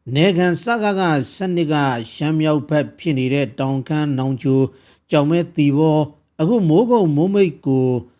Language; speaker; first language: Burmese; native; Burmese